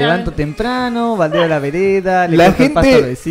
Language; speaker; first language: Spanish; native; Spanish